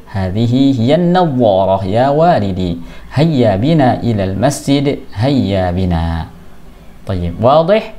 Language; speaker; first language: Arabic; non-native, fluent; Indonesian